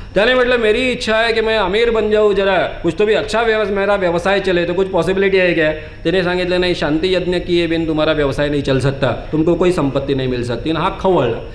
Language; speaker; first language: Hindi; non-native, local second language; Marathi